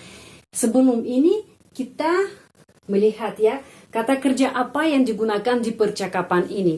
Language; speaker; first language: Indonesian; non-native, fluent; Russian